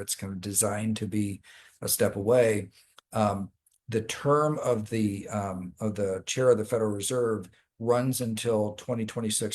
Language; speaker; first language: English; native; English